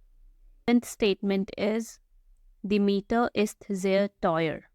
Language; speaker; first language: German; non-native, fluent; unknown